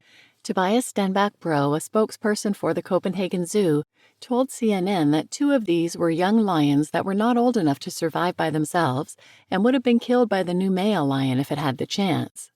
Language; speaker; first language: English; native; English